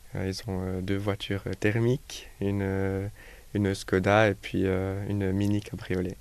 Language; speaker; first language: French; native; French